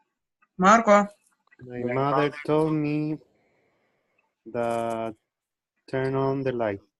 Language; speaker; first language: English; non-native, learner; Spanish